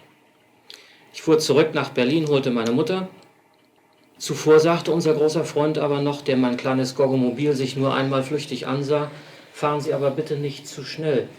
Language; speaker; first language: German; native; German